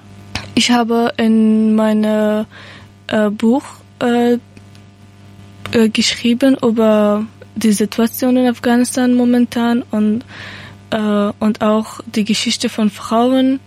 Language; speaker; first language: German; non-native, learner; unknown